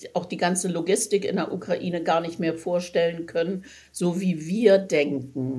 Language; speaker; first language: German; native; German